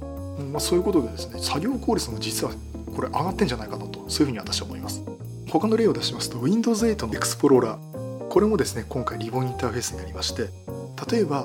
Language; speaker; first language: Japanese; native; Japanese